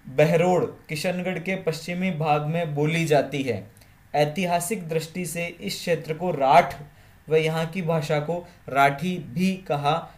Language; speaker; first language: Hindi; native; Hindi